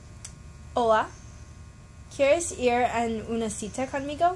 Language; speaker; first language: Spanish; non-native, learner; English